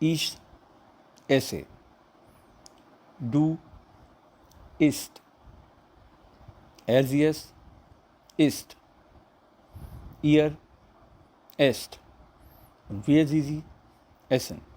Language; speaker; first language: German; non-native, learner; Hindi